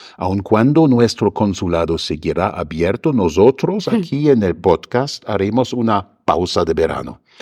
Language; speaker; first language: Spanish; non-native, fluent; German